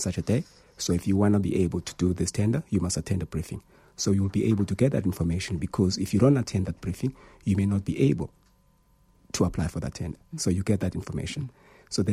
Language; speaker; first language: English; non-native, local second language; Xhosa